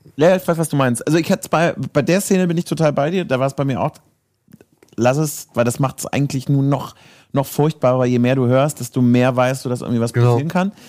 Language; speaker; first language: German; early bilingual, heritage; Croatian